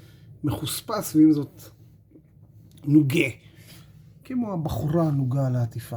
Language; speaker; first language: Hebrew; native; Hebrew